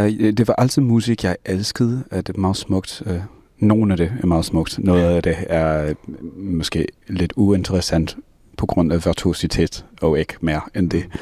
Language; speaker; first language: Danish; non-native, fluent; English